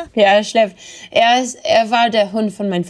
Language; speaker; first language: German; non-native, learner; English